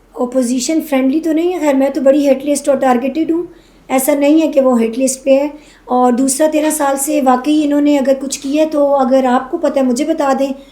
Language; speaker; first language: Urdu; non-native, local second language; Northern Hindko